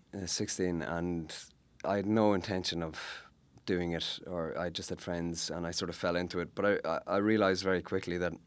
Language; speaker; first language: English; native; English